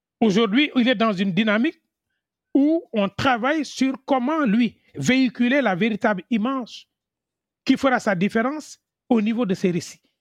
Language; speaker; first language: French; non-native, local second language; Wolof